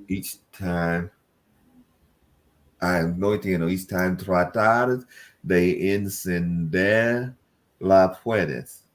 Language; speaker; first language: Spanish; non-native, learner; English